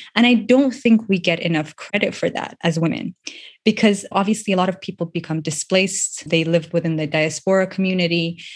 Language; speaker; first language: English; non-native, local second language; Persian